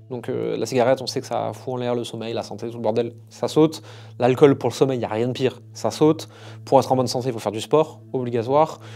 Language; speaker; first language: French; native; French